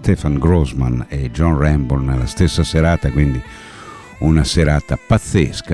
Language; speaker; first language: Italian; native; Italian